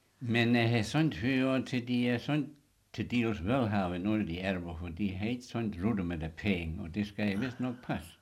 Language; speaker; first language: Danish; native; Danish